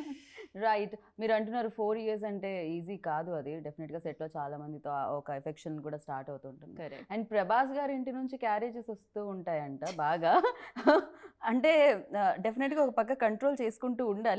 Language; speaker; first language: Telugu; native; Telugu